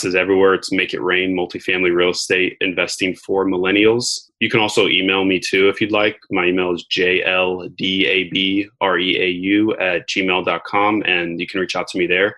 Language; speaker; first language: English; native; English